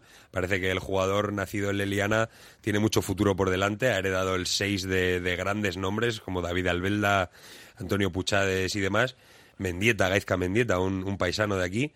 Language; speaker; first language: Spanish; native; Spanish